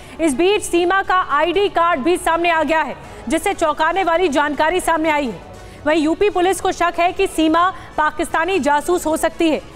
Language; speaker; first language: Hindi; native; Hindi